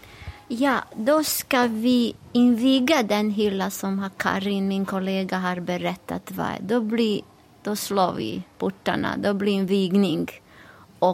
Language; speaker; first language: Swedish; non-native, fluent; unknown